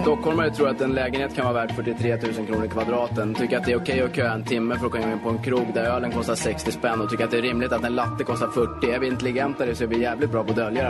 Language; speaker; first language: Swedish; native; Swedish